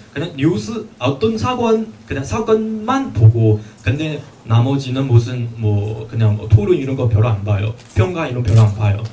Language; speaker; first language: Korean; non-native, fluent; Chinese